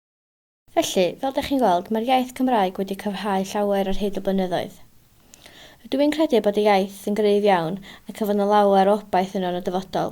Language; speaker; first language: Welsh; native; Welsh